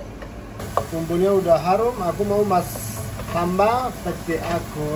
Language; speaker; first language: Indonesian; non-native, learner; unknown